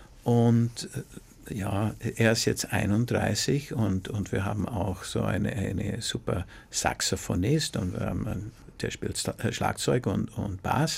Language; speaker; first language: German; non-native, fluent; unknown